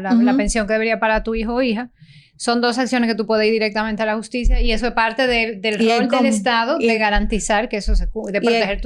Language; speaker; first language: Spanish; native; Spanish